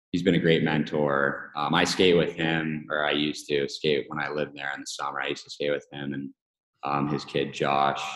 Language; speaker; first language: English; native; English